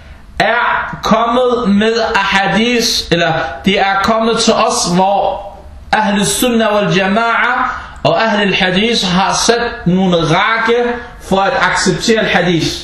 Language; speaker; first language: Danish; early bilingual, other home language; Arabic